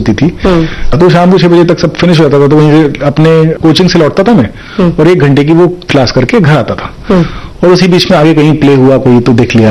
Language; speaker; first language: Hindi; native; Hindi